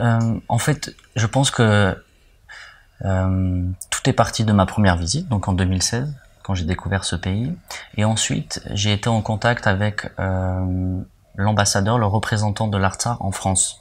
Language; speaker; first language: French; early bilingual, heritage; French